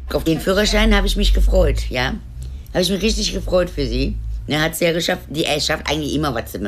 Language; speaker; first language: German; native; German